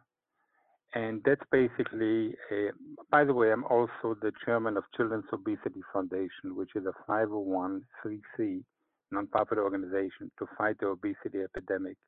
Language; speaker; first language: English; non-native, fluent; Hebrew